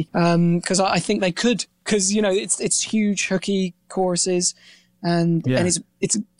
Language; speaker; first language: English; native; English